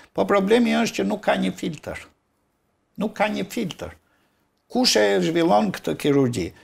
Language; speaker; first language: Albanian; native; Albanian